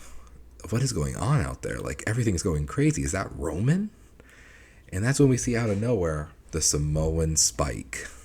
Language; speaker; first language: English; native; English